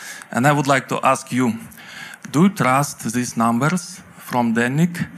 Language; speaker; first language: English; non-native, fluent; Ukrainian